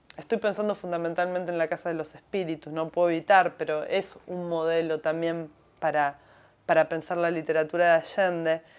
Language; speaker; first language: Spanish; native; Spanish